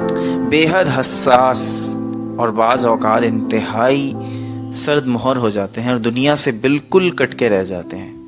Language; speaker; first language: Urdu; native; Urdu